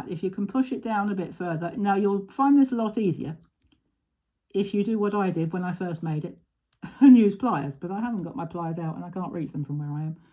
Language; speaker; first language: English; native; English